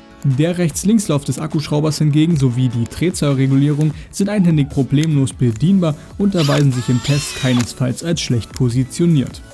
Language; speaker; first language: German; native; German